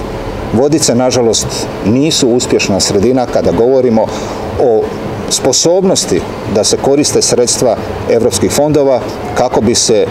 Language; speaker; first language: Serbian; native; Serbian